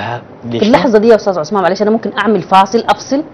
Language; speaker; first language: Arabic; native; Arabic